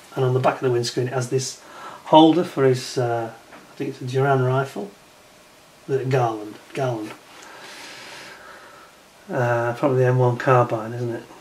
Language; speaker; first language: English; native; English